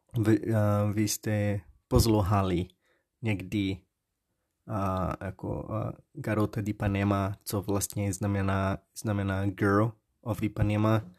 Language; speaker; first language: Czech; non-native, learner; Portuguese